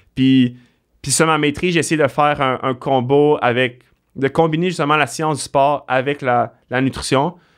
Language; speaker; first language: French; native; French